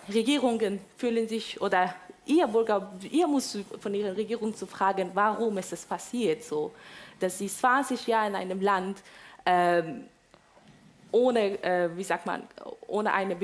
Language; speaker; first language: German; non-native, fluent; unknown